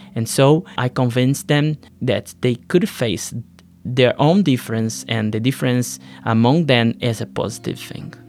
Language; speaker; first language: English; non-native, learner; Portuguese